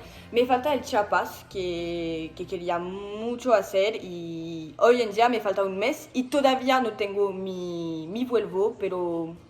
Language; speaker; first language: Spanish; non-native, learner; French